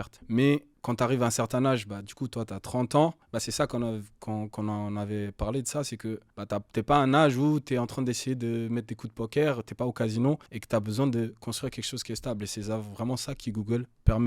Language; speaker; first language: French; native; French